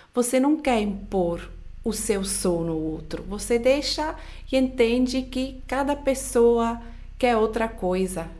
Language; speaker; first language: Portuguese; non-native, fluent; Swiss German